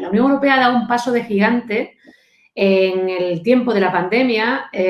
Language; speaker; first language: Spanish; native; Spanish